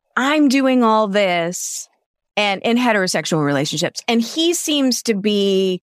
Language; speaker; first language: English; native; English